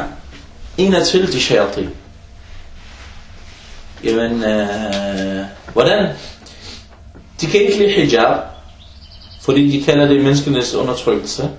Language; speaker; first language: Danish; early bilingual, other home language; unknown